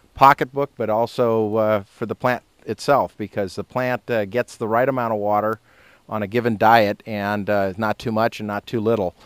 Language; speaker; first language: English; native; English